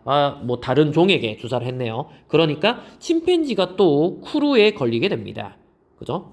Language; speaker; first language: Korean; native; Korean